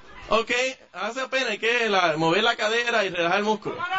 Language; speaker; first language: Spanish; native; Spanish